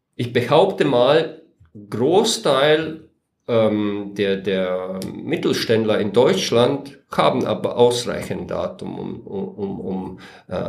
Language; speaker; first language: German; non-native, fluent; Latvian